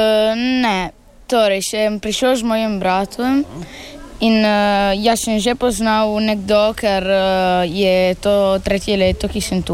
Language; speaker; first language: Slovenian; early bilingual, heritage; Italian